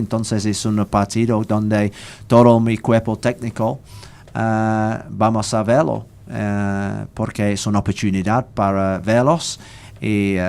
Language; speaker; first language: Spanish; non-native, learner; English